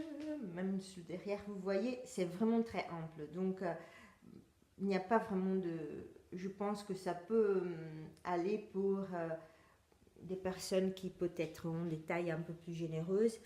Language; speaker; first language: French; non-native, fluent; Italian